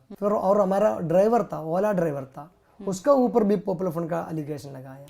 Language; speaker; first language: Hindi; non-native, local second language; Malayalam